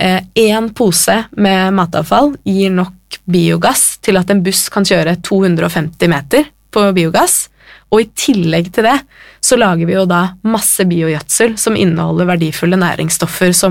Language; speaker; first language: Norwegian; native; Norwegian